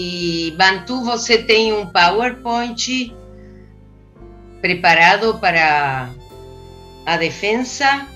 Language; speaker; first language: Portuguese; non-native, fluent; Spanish